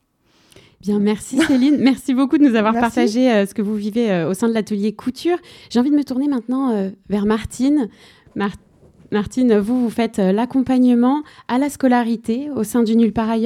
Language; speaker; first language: French; native; French